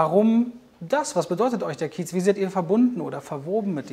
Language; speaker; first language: German; native; German